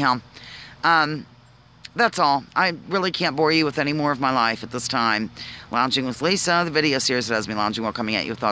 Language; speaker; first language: English; native; English